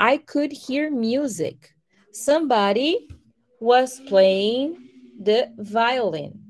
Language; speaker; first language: English; non-native, fluent; Portuguese